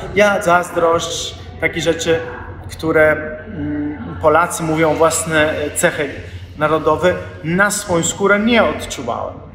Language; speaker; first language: Polish; non-native, fluent; Italian